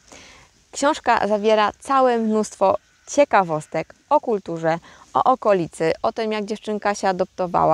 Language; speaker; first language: Polish; native; Polish